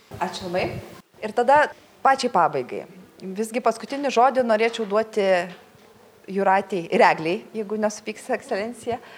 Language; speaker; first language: Lithuanian; native; Lithuanian